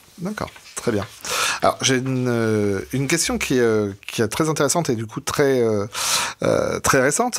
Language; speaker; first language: French; native; French